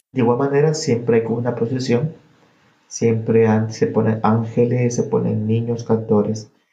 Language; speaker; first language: Spanish; native; Spanish